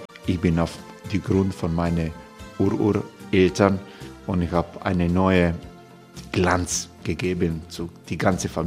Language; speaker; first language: German; non-native, learner; Croatian